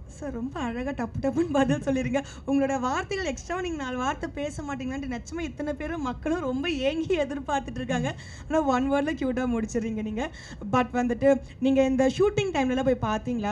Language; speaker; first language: Tamil; native; Tamil